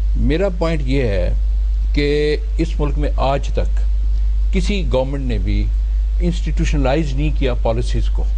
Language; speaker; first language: Urdu; non-native, local second language; Punjabi